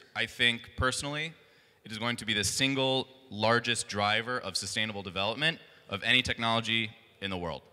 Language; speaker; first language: English; native; English